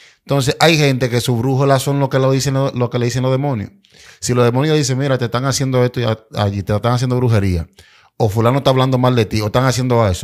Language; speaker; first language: Spanish; native; Spanish